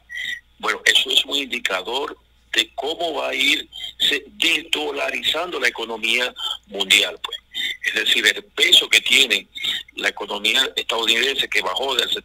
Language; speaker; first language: Spanish; native; Spanish